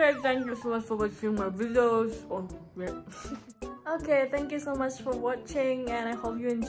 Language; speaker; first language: English; non-native, fluent; Thai